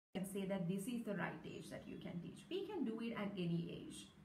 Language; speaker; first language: English; non-native, local second language; Sinhala